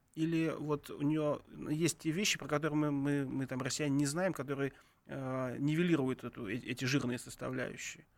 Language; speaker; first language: Russian; native; Russian